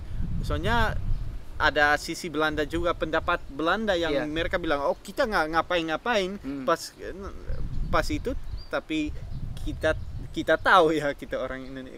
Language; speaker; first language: Indonesian; non-native, fluent; Dutch